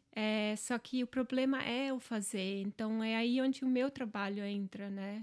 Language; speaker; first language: Portuguese; non-native, local second language; German